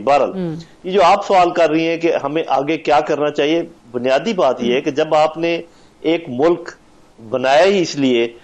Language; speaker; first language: Urdu; native; Urdu